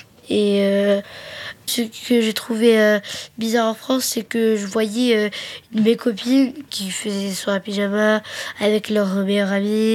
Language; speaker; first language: French; early bilingual, other home language; Arabic